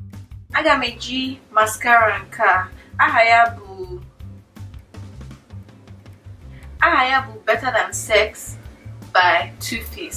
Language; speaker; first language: Igbo; early bilingual, heritage; English